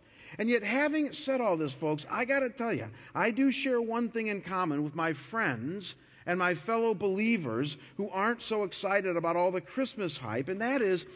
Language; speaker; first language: English; native; English